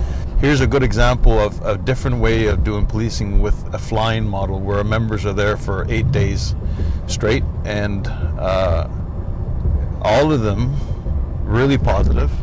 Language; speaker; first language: English; non-native, local second language; French